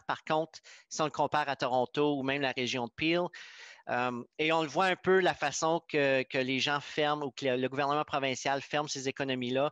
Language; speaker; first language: French; native; French